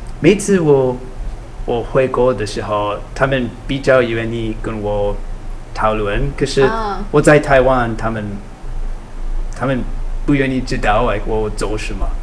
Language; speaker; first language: Chinese; non-native, learner; English